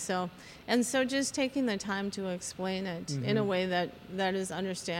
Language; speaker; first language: English; native; English